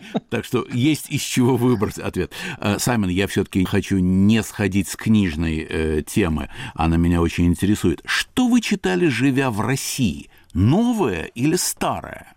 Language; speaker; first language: Russian; native; Russian